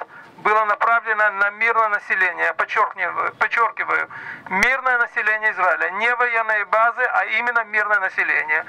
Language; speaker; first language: Russian; native; Russian